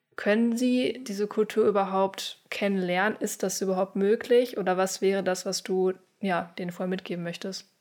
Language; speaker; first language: German; native; German